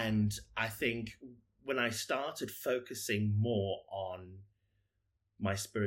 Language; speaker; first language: English; native; English